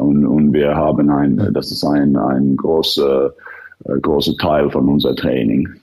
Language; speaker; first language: German; non-native, fluent; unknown